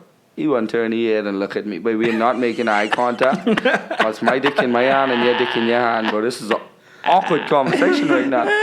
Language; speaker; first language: English; native; English